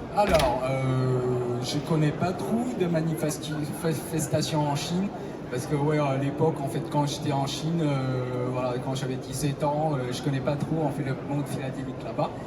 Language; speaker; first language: French; non-native, fluent; Chinese